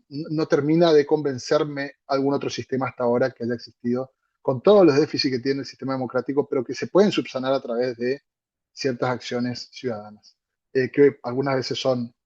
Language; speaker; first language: Spanish; native; Spanish